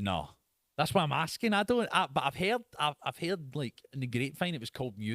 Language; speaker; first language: English; native; English